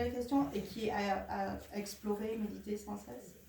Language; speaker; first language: French; native; French